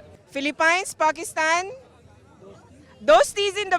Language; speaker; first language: Hindi; non-native, learner; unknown